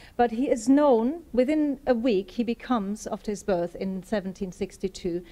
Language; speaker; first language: English; non-native, fluent; German